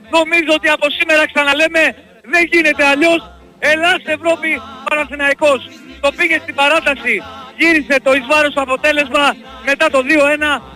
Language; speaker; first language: Greek; native; Greek